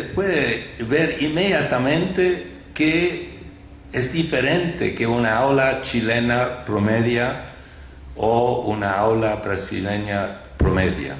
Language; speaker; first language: Spanish; non-native, fluent; English